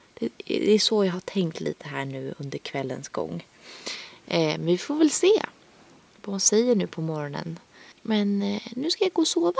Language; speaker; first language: Swedish; native; Swedish